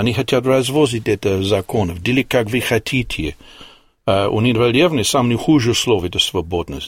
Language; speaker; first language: Russian; non-native, learner; English